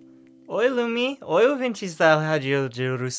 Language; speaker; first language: Portuguese; non-native, learner; English